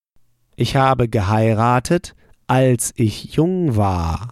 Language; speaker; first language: German; non-native, fluent; English